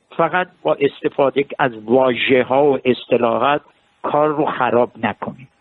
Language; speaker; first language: Persian; non-native, local second language; Armenian